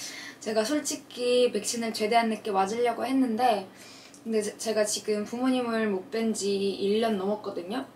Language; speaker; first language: Korean; non-native, fluent; Russian